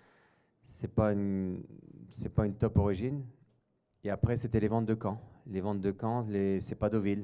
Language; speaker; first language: French; native; French